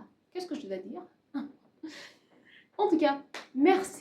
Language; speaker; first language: French; non-native, learner; Persian